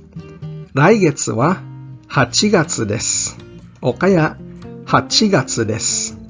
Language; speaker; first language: Japanese; non-native, fluent; Filipino